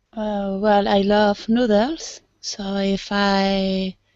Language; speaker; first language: English; non-native, learner; Spanish